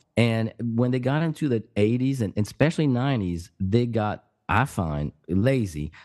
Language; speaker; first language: English; non-native, fluent; French